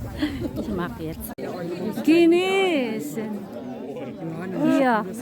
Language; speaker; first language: German; non-native, learner; Filipino